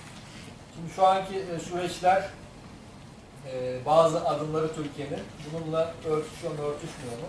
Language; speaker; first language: Turkish; native; Turkish